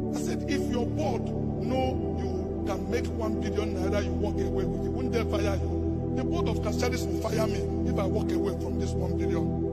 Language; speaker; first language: English; non-native, local second language; Igbo